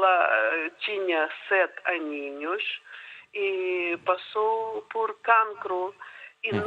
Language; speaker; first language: Portuguese; non-native, learner; Ukrainian